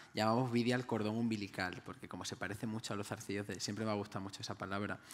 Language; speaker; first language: Spanish; non-native, local second language; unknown